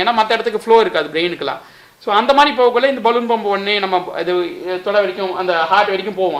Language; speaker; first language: Tamil; native; Tamil